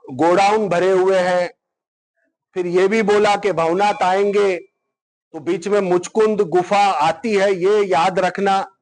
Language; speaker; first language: Hindi; non-native, local second language; Gujarati